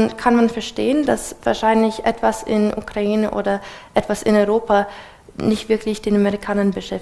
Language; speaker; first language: German; non-native, fluent; English